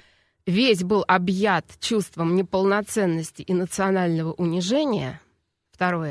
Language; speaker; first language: Russian; native; Russian